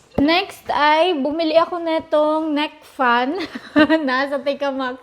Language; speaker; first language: Filipino; non-native, local second language; Cebuano